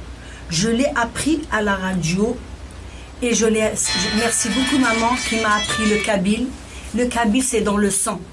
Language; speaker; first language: French; non-native, local second language; Kabyle